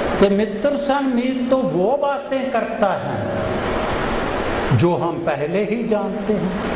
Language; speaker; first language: Hindi; non-native, local second language; Punjabi